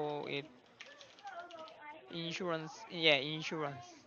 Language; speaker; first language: English; non-native, learner; Korean